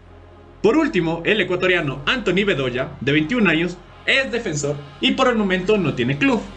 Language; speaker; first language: Spanish; native; Spanish